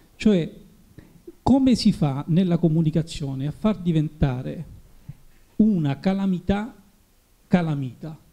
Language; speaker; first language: Italian; native; Italian